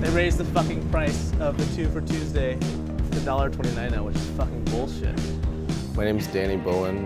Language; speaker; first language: English; native; English